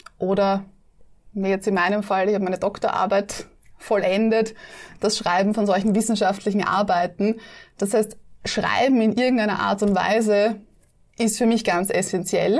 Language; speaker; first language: German; native; German